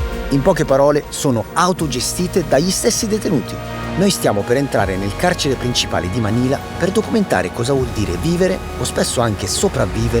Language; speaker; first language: Italian; native; Italian